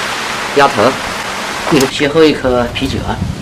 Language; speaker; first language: Chinese; native; Chinese